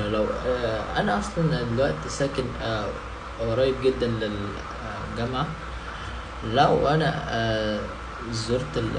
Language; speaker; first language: Arabic; non-native, fluent; Indonesian